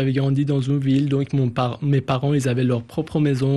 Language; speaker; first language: French; non-native, fluent; Persian